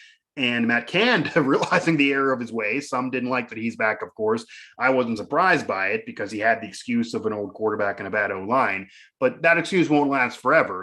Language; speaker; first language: English; native; English